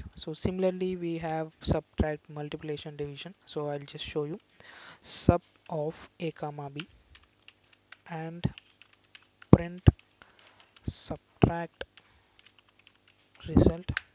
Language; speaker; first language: English; non-native, local second language; Telugu